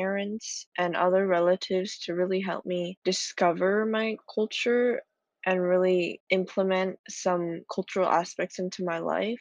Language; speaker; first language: English; native; English